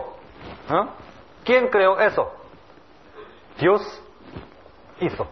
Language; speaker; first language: Spanish; non-native, learner; Korean